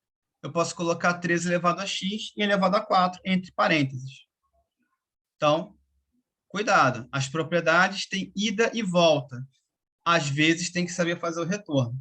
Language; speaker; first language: Portuguese; native; Portuguese